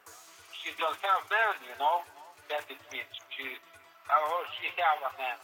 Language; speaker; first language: English; non-native, learner; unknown